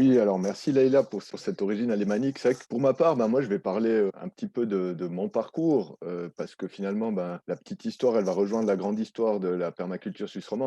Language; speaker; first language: French; native; French